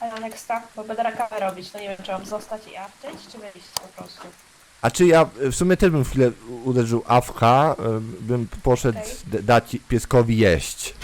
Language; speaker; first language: Polish; native; Polish